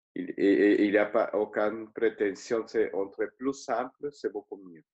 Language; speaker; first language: French; non-native, learner; Spanish